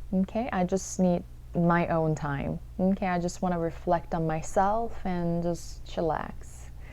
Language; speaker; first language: English; early bilingual, other home language; Korean